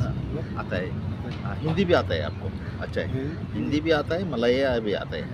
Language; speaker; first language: Hindi; non-native, local second language; Kannada